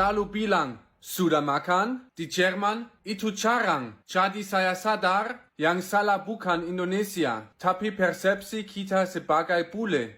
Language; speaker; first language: Indonesian; non-native, fluent; German